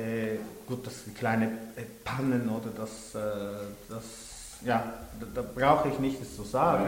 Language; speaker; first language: German; non-native, local second language; French